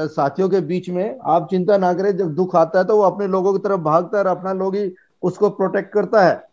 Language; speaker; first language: Hindi; native; Hindi